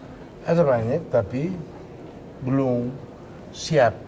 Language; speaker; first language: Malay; non-native, local second language; Portuguese